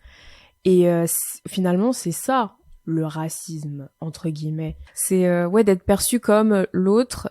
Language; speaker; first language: French; native; French